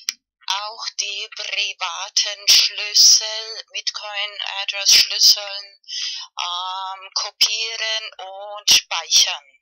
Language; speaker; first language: German; non-native, fluent; Spanish